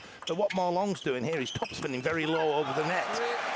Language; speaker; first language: English; native; English